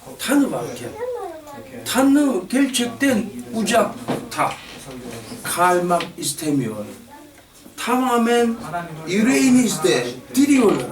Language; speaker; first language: Turkish; non-native, fluent; Korean